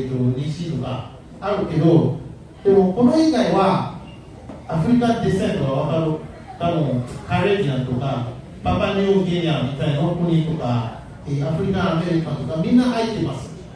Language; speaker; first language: Japanese; non-native, learner; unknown